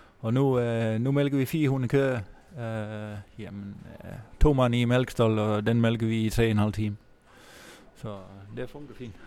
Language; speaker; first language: Danish; non-native, fluent; Dutch